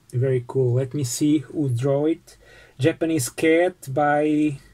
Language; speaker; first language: English; non-native, fluent; Portuguese